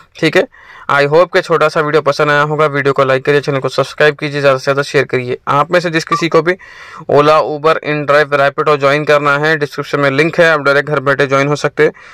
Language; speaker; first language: Hindi; native; Hindi